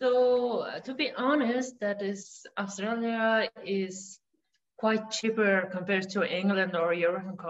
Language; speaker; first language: English; non-native, learner; Mongolian